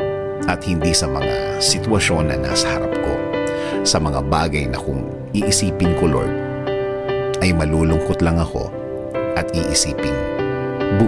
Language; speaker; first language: Filipino; native; Filipino